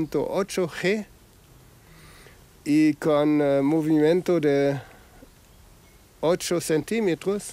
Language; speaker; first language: Spanish; non-native, fluent; German